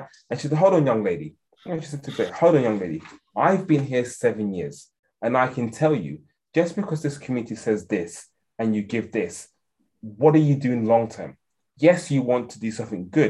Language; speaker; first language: English; native; English